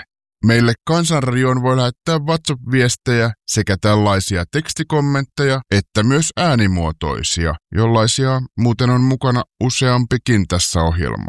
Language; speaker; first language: Finnish; native; Finnish